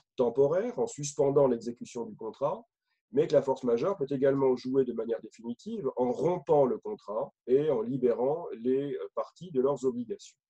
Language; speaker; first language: French; native; French